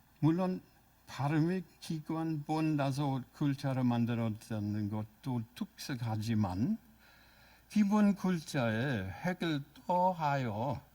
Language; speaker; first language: Korean; non-native, fluent; German